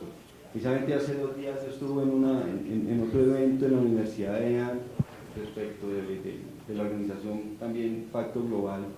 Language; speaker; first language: Spanish; native; Spanish